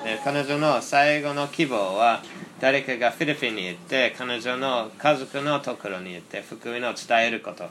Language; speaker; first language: Japanese; non-native, fluent; English